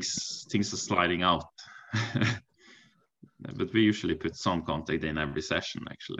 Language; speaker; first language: English; non-native, fluent; Norwegian